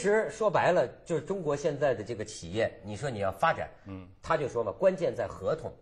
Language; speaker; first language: Chinese; native; Chinese